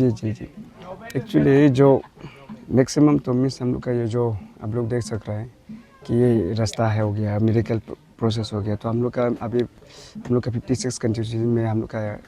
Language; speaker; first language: Hindi; non-native, local second language; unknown